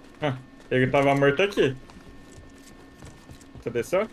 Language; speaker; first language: Portuguese; native; Portuguese